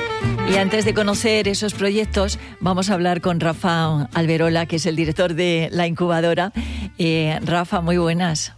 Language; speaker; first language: Spanish; native; Spanish